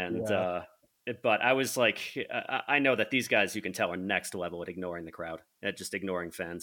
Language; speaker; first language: English; native; English